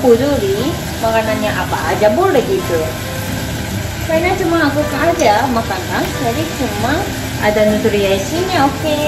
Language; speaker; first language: Indonesian; non-native, learner; Japanese